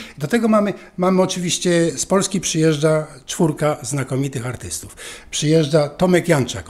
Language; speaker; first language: Polish; native; Polish